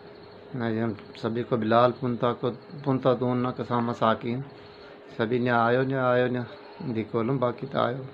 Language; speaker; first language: Filipino; non-native, learner; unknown